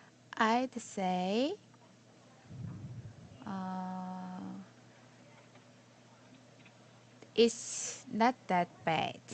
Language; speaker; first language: English; non-native, learner; Korean